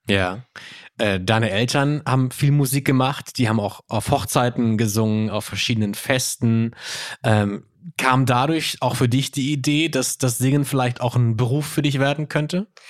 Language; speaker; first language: German; native; German